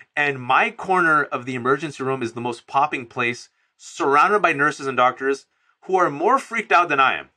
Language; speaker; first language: English; native; English